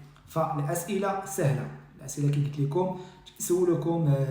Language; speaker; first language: Arabic; native; Arabic